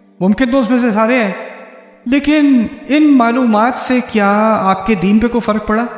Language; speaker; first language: Urdu; early bilingual, heritage; Urdu